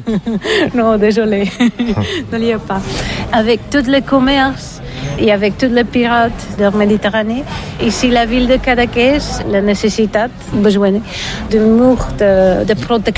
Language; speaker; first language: French; non-native, learner; Catalan